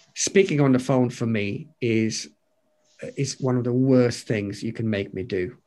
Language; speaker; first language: English; non-native, fluent; Romanian